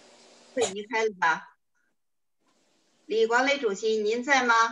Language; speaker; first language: Chinese; native; Chinese